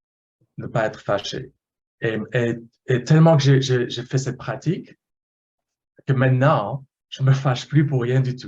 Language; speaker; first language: French; non-native, fluent; English